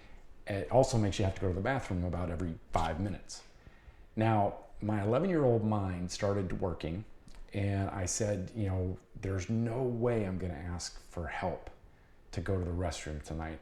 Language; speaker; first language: English; native; English